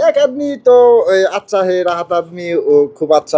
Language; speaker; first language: Hindi; non-native, learner; Bangla